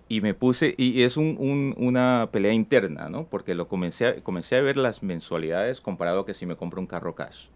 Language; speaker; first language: Spanish; native; Spanish